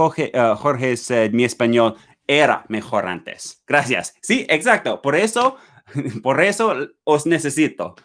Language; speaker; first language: Spanish; non-native, learner; English